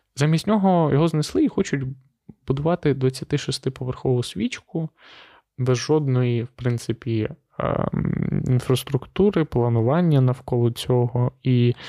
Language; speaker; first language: Ukrainian; non-native, local second language; Russian